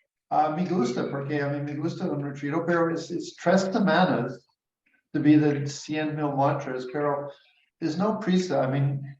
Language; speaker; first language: Spanish; non-native, learner; English